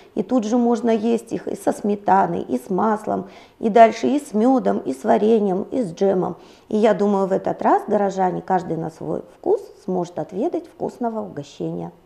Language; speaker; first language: Russian; native; Russian